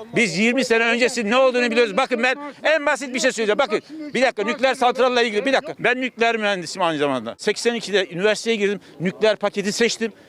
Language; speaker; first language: Turkish; native; Turkish